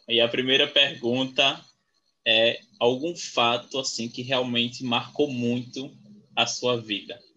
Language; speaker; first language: Portuguese; native; Portuguese